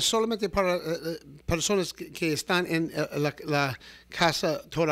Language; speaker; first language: Spanish; non-native, learner; English